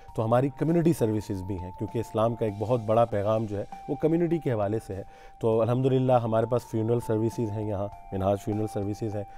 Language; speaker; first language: Urdu; non-native, local second language; Punjabi